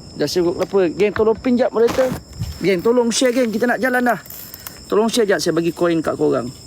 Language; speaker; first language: Malay; native; Malay